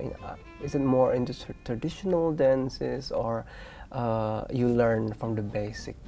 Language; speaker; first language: English; non-native, fluent; Indonesian